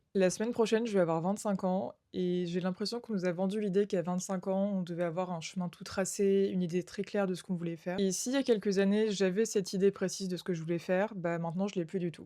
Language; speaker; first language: French; native; French